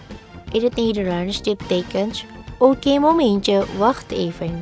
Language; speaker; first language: Dutch; non-native, learner; Indonesian